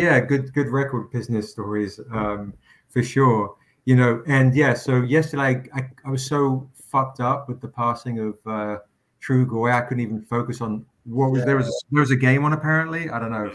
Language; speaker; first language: English; native; English